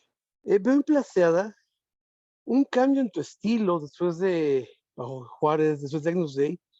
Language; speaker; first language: Spanish; native; Spanish